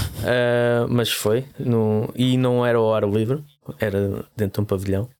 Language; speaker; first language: Portuguese; native; Portuguese